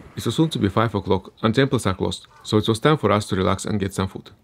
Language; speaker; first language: English; early bilingual, other home language; Estonian